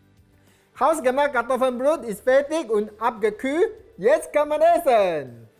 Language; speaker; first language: German; non-native, learner; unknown